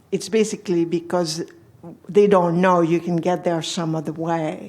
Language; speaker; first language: English; non-native, fluent; French